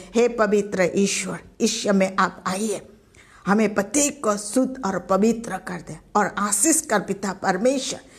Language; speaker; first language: Hindi; non-native, local second language; Assamese